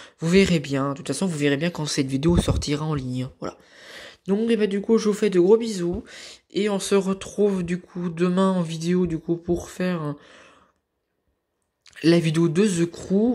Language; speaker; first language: French; native; French